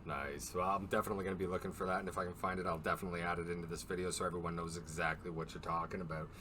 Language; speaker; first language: English; native; English